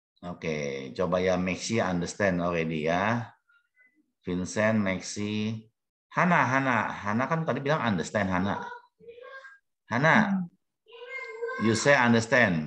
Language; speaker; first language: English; non-native, learner; Indonesian